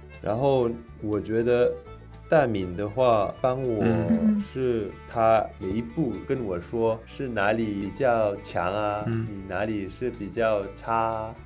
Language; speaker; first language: Chinese; non-native, fluent; French